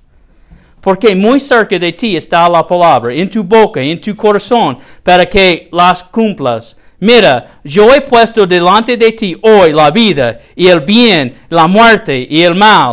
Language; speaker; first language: Spanish; non-native, learner; English